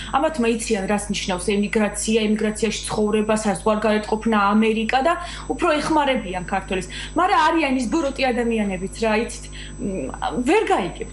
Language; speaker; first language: Georgian; native; Georgian